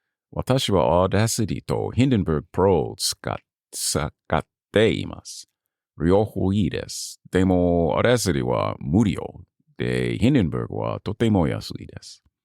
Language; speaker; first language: Japanese; non-native, learner; English